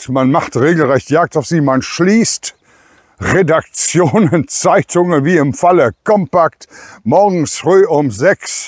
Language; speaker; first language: German; native; German